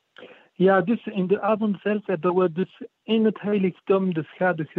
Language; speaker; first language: Dutch; non-native, fluent; French